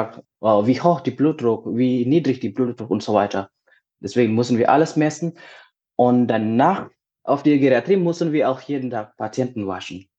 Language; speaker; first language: German; non-native, fluent; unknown